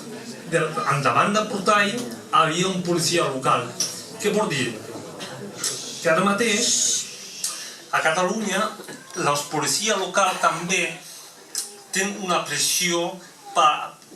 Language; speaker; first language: Catalan; non-native, local second language; French